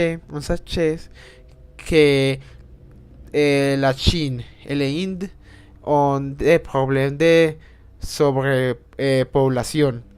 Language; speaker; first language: French; non-native, learner; Spanish